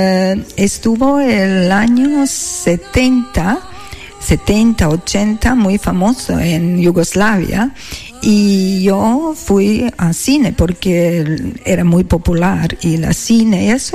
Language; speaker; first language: Spanish; non-native, learner; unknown